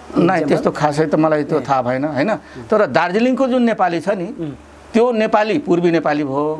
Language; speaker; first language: Nepali; non-native, local second language; Dangaura Tharu